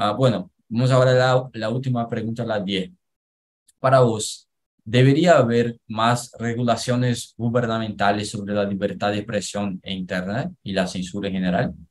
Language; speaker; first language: Spanish; non-native, learner; Portuguese